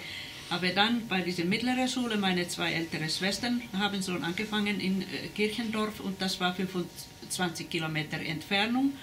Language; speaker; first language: German; non-native, fluent; Finnish